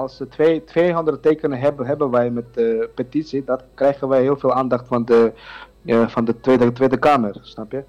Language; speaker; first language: Dutch; non-native, learner; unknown